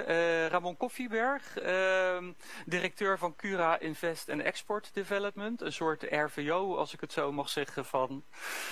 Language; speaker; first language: Dutch; native; Dutch